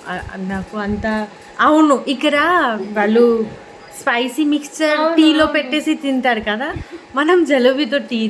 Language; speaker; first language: Telugu; non-native, fluent; Bangla